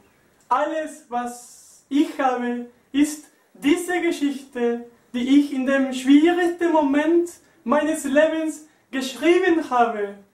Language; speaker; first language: German; non-native, learner; Spanish